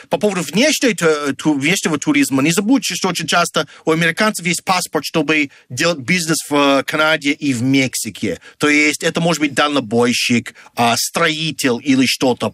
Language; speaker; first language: Russian; non-native, fluent; English